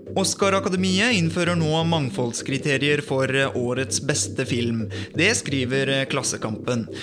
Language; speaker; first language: Norwegian; native; Norwegian